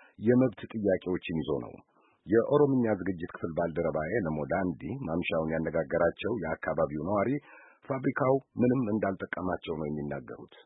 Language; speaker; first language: Amharic; native; Amharic